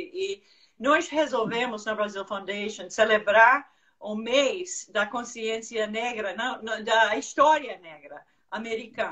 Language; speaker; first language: Portuguese; non-native, fluent; English